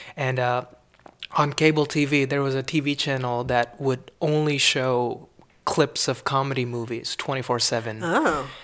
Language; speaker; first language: English; non-native, local second language; Tamil